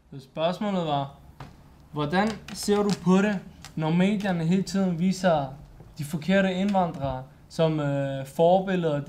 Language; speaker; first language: Danish; early bilingual, other home language; Turkish